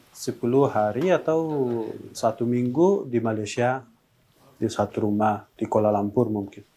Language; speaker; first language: Indonesian; non-native, learner; Persian